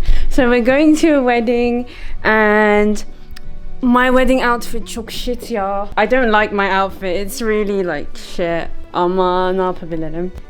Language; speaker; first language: English; early bilingual, other home language; Turkish